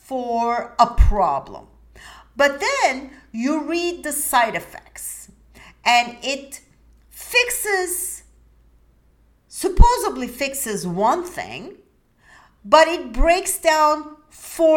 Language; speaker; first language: English; non-native, fluent; Turkish